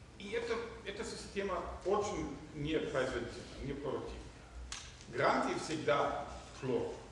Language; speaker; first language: Russian; non-native, fluent; German